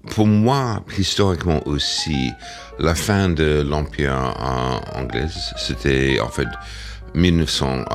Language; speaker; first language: French; non-native, fluent; English